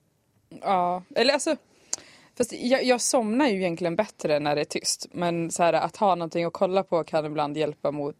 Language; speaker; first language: Swedish; native; Swedish